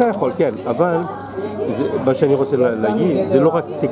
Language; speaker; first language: Hebrew; non-native, fluent; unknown